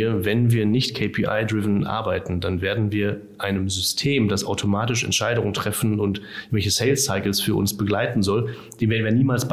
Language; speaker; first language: German; native; German